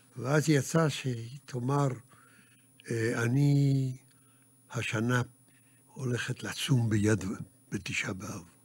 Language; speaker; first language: Hebrew; early bilingual, other home language; Yiddish